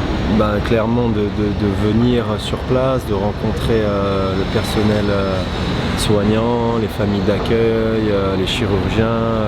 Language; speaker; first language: French; native; French